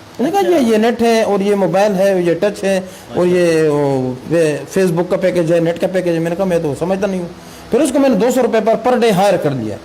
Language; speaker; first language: Urdu; non-native, local second language; Pashto